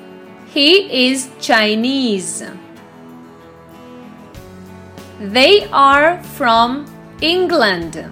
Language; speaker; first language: English; non-native, fluent; Russian